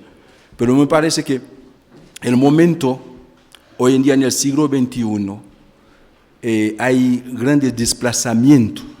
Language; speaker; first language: Spanish; non-native, fluent; Haitian Creole